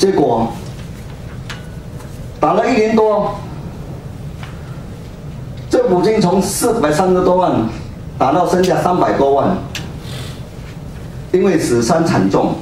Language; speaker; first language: Chinese; native; Chinese